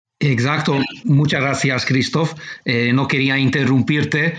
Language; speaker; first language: Spanish; non-native, fluent; Hungarian